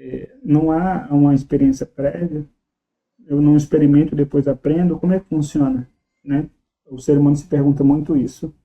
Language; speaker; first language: Portuguese; native; Portuguese